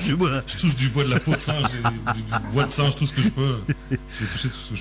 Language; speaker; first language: French; native; French